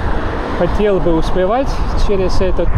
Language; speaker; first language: Russian; non-native, local second language; Estonian